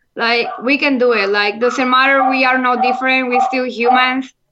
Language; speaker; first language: English; non-native, learner; Spanish